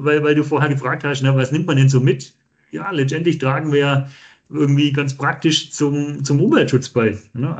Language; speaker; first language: German; native; German